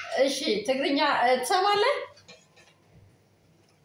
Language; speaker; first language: Amharic; non-native, learner; Tigrinya